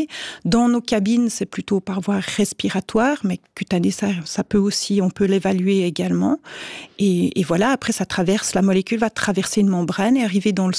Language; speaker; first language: French; native; French